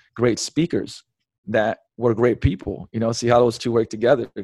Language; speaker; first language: English; early bilingual, other home language; Slovenian